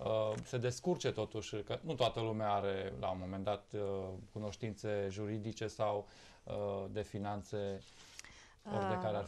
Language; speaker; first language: Romanian; native; Romanian